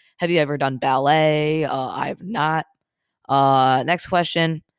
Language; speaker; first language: English; native; English